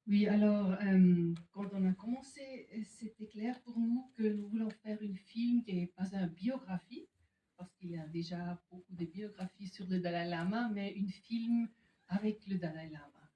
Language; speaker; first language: French; non-native, fluent; German